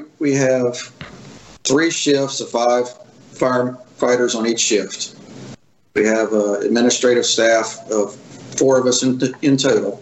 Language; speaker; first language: English; native; English